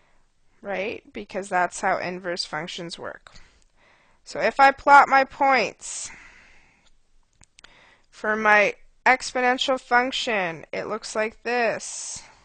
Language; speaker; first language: English; native; English